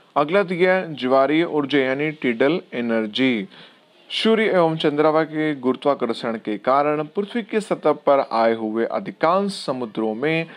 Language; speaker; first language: Hindi; non-native, local second language; Gujarati